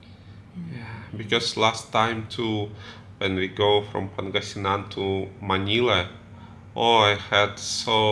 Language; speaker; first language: English; non-native, learner; Russian